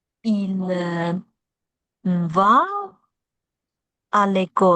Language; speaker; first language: French; non-native, learner; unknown